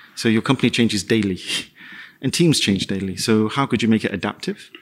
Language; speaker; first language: English; native; English